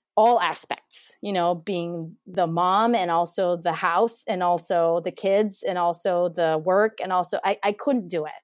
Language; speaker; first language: English; non-native, fluent; Spanish